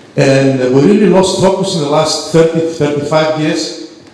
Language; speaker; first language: English; non-native, fluent; Greek